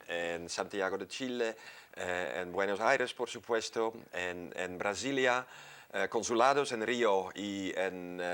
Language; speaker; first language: Spanish; non-native, fluent; Dutch